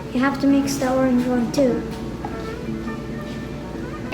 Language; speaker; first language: English; early bilingual, other home language; Japanese